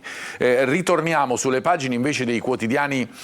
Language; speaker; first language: Italian; native; Italian